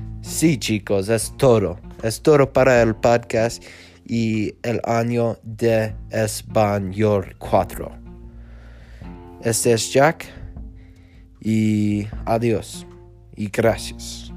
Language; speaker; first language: Spanish; non-native, learner; English